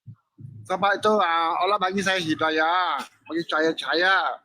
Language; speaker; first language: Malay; non-native, local second language; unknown